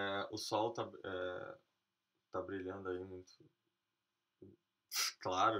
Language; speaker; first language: Portuguese; native; Portuguese